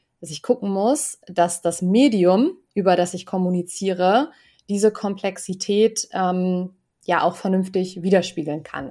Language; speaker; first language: German; native; German